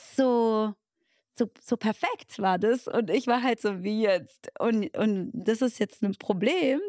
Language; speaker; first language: German; early bilingual, other home language; Tigrinya